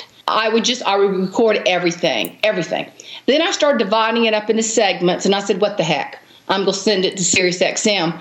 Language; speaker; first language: English; native; English